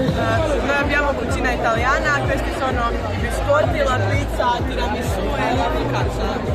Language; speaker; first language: Italian; non-native, learner; Croatian